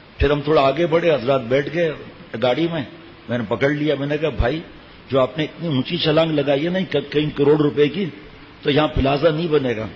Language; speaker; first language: Urdu; native; Urdu